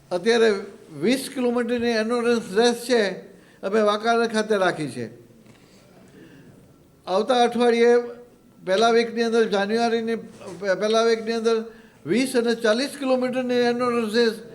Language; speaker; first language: Gujarati; native; Gujarati